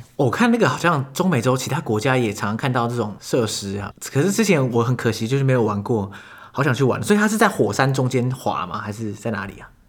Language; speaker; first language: Chinese; native; Chinese